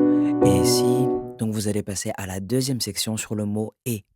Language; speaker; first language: French; native; French